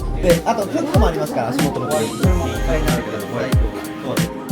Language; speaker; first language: Japanese; native; Japanese